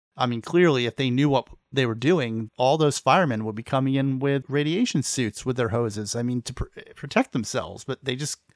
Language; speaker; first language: English; native; English